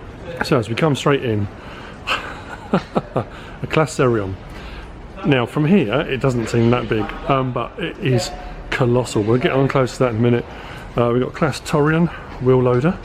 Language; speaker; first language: English; native; English